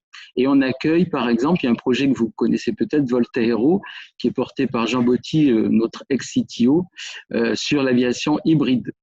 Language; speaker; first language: French; native; French